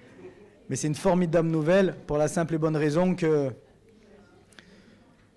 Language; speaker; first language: French; native; French